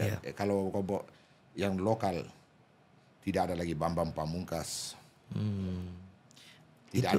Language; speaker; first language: Indonesian; non-native, local second language; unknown